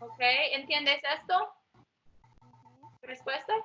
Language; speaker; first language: Spanish; non-native, learner; English